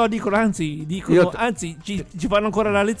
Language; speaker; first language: Italian; native; Italian